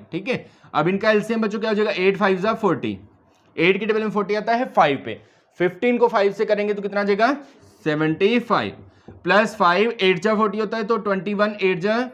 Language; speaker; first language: Hindi; native; Hindi